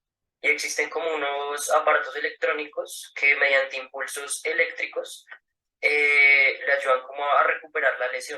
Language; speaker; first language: Spanish; native; Spanish